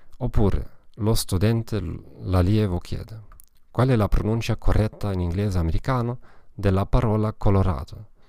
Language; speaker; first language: Italian; non-native, learner; German